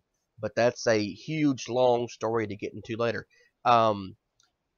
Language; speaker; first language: English; native; English